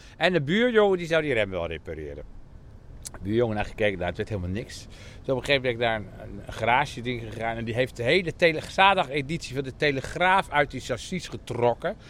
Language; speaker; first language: Dutch; native; Dutch